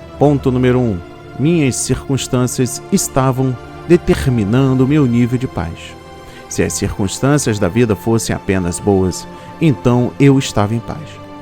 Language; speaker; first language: Portuguese; native; Portuguese